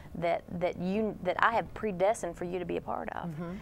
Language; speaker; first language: English; native; English